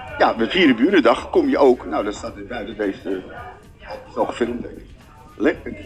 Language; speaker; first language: Dutch; native; Dutch